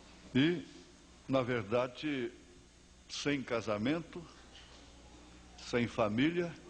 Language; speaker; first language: Portuguese; native; Portuguese